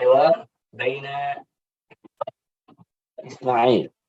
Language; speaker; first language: Arabic; non-native, fluent; Indonesian